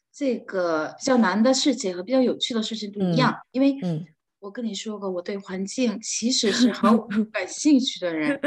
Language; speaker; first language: Chinese; non-native, fluent; Korean